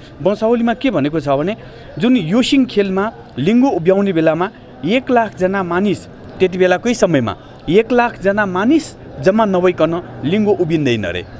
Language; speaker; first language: Nepali; non-native, local second language; Newari